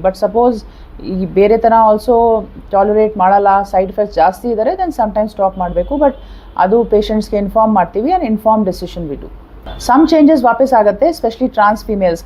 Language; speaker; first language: Kannada; non-native, learner; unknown